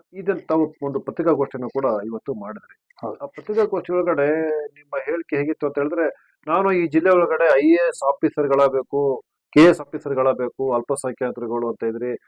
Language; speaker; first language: Kannada; native; Kannada